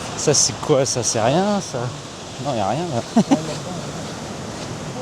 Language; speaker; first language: French; native; French